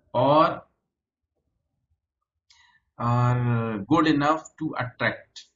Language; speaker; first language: English; non-native, local second language; Hindi